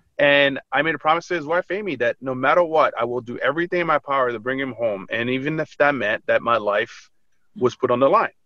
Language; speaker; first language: English; early bilingual, other home language; French